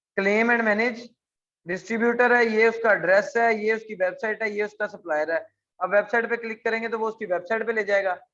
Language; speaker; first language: Urdu; non-native, local second language; Punjabi